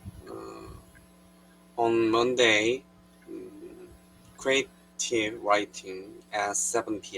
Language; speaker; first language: English; non-native, learner; Korean